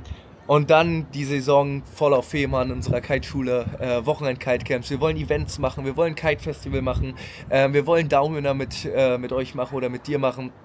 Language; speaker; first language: German; native; German